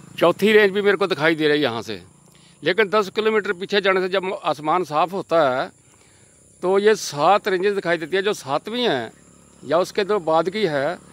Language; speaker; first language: Hindi; non-native, local second language; Punjabi